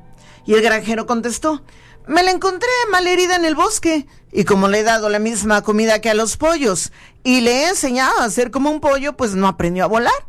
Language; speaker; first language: Spanish; native; Spanish